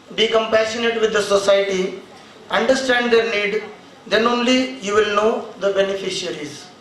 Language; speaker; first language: English; non-native, local second language; Marathi